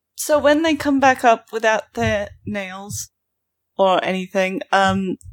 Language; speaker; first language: English; native; English